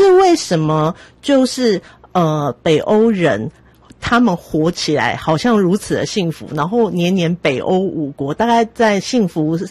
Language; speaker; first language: Chinese; native; Chinese